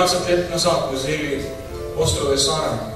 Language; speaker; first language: Russian; non-native, learner; Estonian